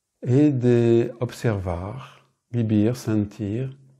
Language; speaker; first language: Spanish; non-native, fluent; French